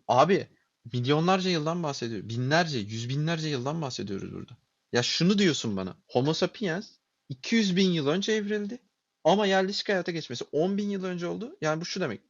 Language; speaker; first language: Turkish; native; Turkish